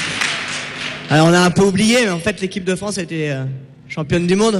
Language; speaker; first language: French; native; French